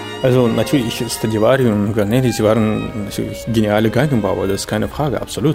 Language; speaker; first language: German; non-native, fluent; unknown